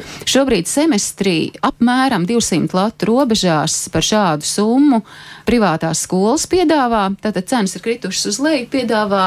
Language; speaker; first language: Latvian; native; Latvian